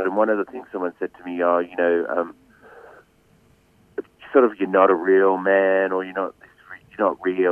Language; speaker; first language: English; native; English